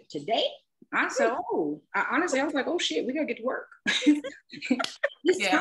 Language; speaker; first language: English; native; English